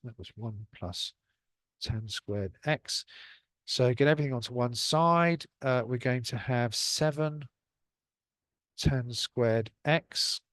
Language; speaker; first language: English; native; English